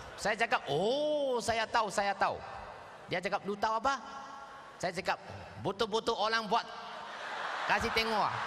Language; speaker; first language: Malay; non-native, local second language; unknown